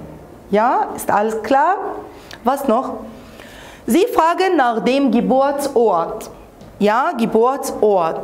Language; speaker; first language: German; non-native, fluent; Arabic